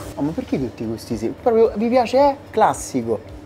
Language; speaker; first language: Italian; non-native, fluent; Arabic